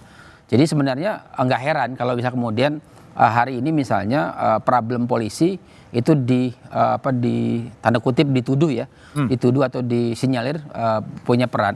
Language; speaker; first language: Indonesian; native; Indonesian